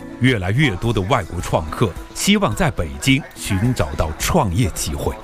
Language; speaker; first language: Chinese; native; Chinese